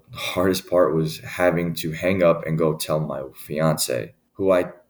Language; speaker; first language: English; native; English